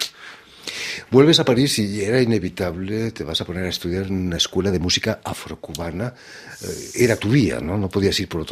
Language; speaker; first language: Spanish; native; Spanish